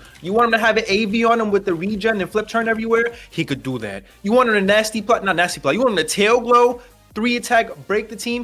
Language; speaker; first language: English; native; English